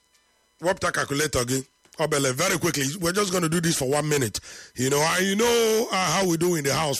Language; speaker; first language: English; non-native, local second language; Igbo